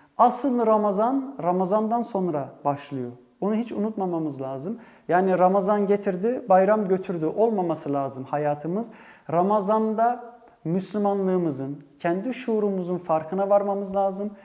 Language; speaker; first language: Turkish; early bilingual, heritage; Turkish